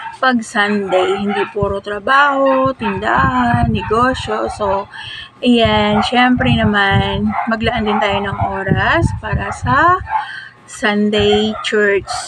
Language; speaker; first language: Filipino; non-native, local second language; Bikol